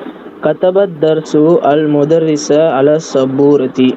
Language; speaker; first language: Arabic; non-native, learner; Tamil